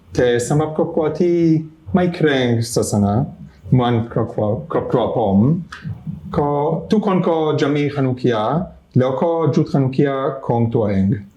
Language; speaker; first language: Thai; non-native, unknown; Hebrew